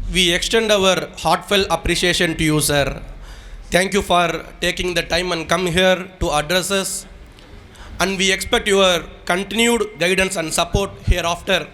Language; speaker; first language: English; non-native, local second language; Tamil